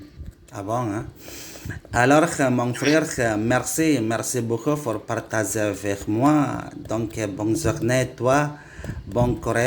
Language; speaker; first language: French; non-native, learner; Indonesian